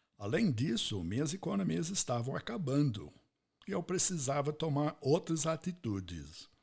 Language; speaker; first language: Portuguese; non-native, fluent; English